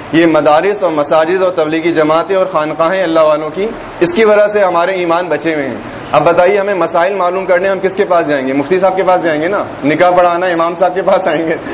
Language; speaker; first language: Urdu; native; Urdu